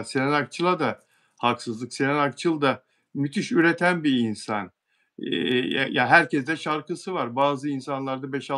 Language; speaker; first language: Turkish; native; Turkish